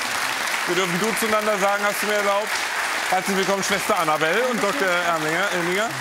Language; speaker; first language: German; native; German